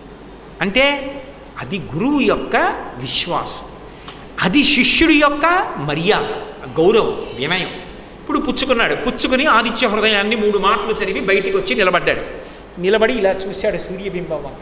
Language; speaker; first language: Telugu; native; Telugu